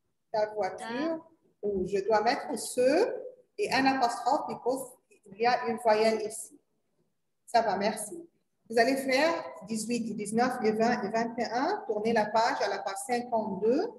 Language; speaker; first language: French; non-native, learner; Arabic